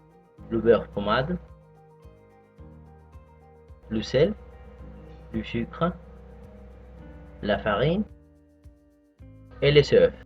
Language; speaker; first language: French; non-native, fluent; Spanish